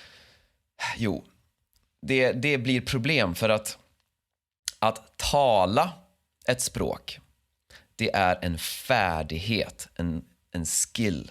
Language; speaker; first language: Swedish; native; Swedish